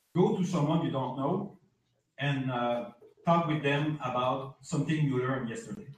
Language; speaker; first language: English; non-native, fluent; French